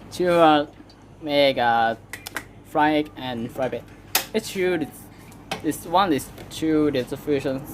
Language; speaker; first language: English; non-native, learner; Thai